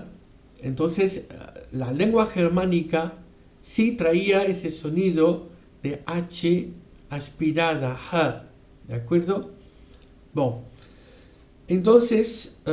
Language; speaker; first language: Spanish; non-native, fluent; French